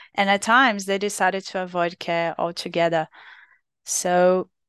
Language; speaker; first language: English; non-native, fluent; Portuguese